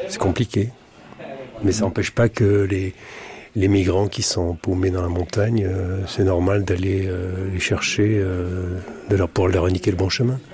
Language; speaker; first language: French; native; French